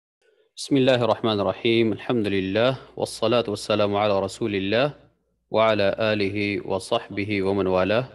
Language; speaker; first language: Arabic; non-native, fluent; Urdu